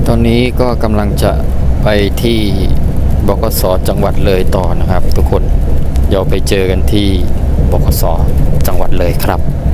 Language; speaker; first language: Thai; native; Thai